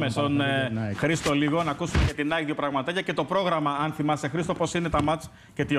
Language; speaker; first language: Greek; native; Greek